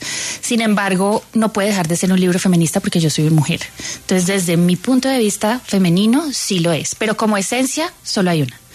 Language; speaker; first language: Spanish; native; Spanish